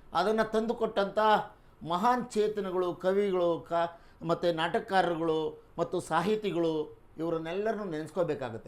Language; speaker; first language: Kannada; native; Kannada